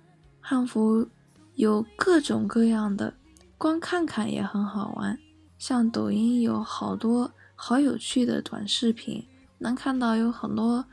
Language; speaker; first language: Chinese; early bilingual, heritage; English